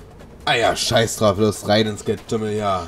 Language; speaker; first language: German; native; German